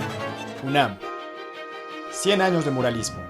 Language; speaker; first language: Spanish; native; Spanish